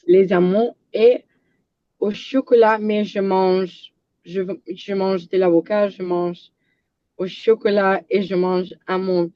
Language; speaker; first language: French; non-native, learner; English